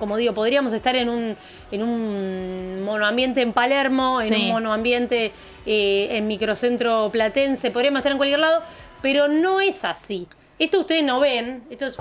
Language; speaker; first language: Spanish; native; Spanish